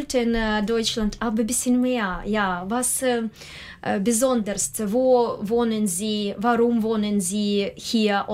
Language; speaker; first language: German; non-native, learner; Russian